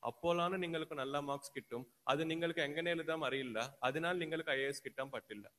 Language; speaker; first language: Malayalam; non-native, learner; Telugu